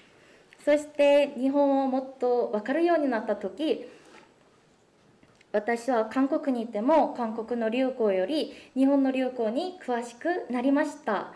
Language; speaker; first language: Japanese; non-native, fluent; Korean